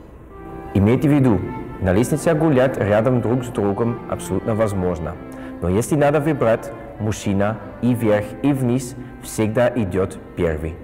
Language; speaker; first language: Russian; non-native, fluent; Dutch